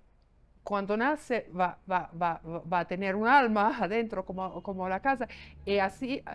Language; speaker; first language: Spanish; non-native, fluent; German